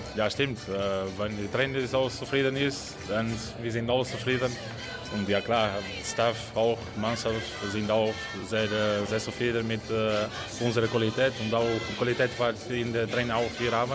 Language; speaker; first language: German; non-native, learner; Portuguese